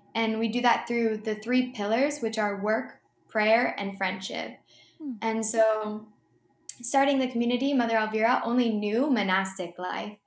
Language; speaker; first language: English; native; English